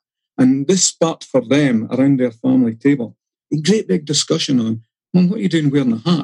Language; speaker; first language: English; native; English